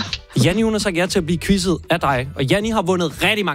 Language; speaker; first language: Danish; native; Danish